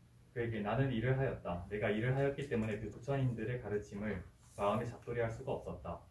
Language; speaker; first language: Korean; native; Korean